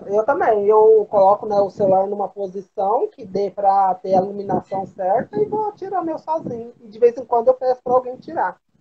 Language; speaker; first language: Portuguese; native; Portuguese